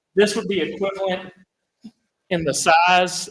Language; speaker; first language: English; native; English